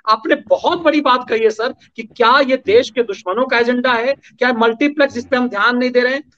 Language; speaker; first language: Hindi; native; Hindi